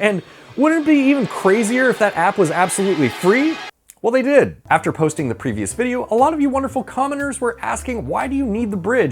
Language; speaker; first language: English; native; English